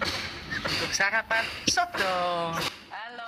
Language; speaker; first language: Indonesian; non-native, fluent; English